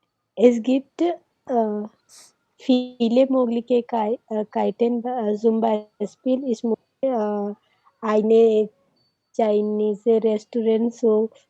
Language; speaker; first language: German; non-native, learner; Hindi